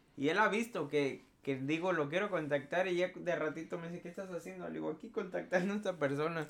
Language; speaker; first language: Spanish; native; Spanish